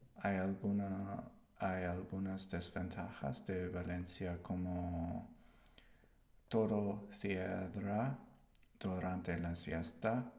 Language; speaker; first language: Spanish; non-native, learner; English